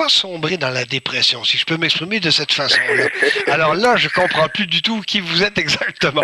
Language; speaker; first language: French; native; French